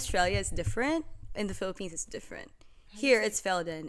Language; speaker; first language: English; non-native, local second language; Filipino